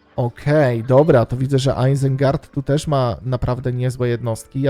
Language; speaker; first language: Polish; native; Polish